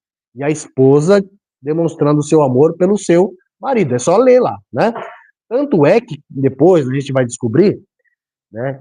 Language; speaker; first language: Portuguese; native; Portuguese